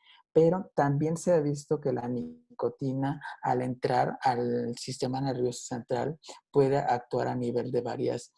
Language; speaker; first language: Spanish; native; Spanish